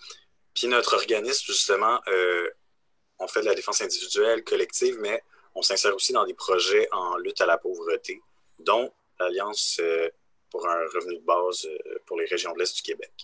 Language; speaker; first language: French; native; French